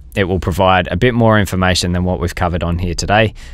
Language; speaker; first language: English; native; English